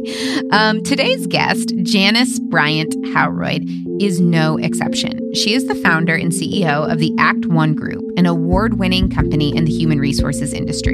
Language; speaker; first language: English; native; English